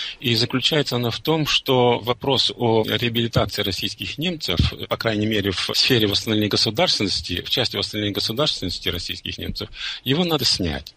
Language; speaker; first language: Russian; non-native, local second language; German